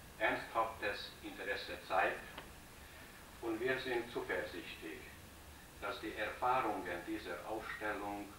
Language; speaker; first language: German; non-native, fluent; Hungarian